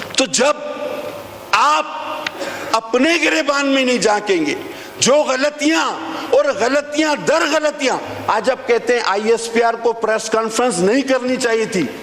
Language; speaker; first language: Urdu; non-native, local second language; Sindhi